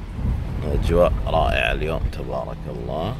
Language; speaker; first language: Arabic; native; Arabic